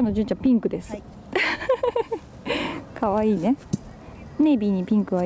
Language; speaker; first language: Japanese; native; Japanese